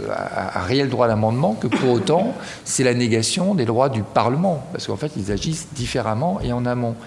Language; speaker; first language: French; native; French